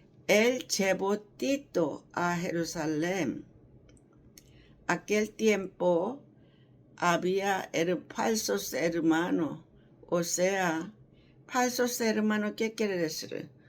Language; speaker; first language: Spanish; non-native, learner; Korean